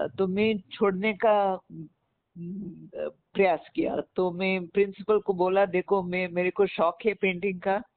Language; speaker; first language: Hindi; non-native, local second language; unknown